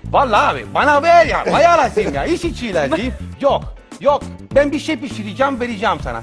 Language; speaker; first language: Turkish; non-native, learner; Italian